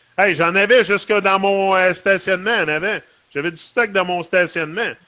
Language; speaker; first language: French; native; French